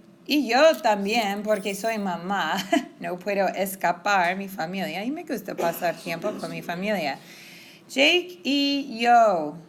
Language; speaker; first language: Spanish; non-native, fluent; English